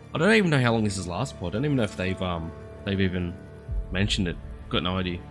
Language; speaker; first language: English; native; English